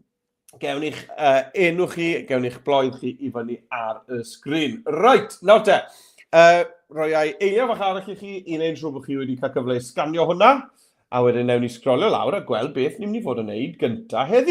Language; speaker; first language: Welsh; native; Welsh